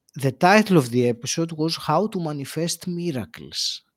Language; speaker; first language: English; non-native, fluent; Greek